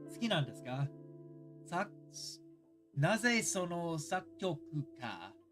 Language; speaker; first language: Japanese; non-native, learner; English